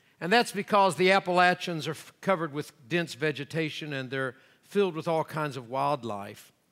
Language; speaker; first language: English; native; English